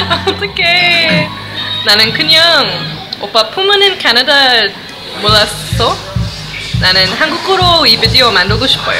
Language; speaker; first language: Korean; non-native, learner; English